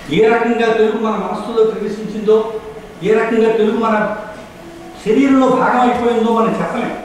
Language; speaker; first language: Telugu; native; Telugu